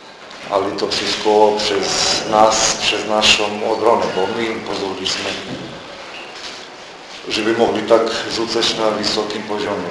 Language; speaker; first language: Polish; non-native, fluent; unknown